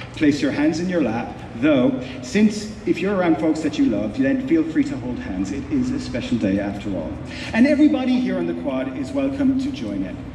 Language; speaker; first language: English; native; English